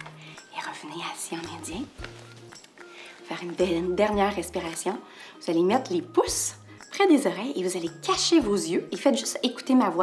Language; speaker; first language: French; native; French